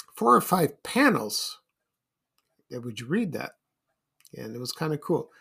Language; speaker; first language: English; native; English